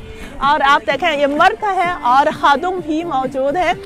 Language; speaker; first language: Hindi; non-native, fluent; Chinese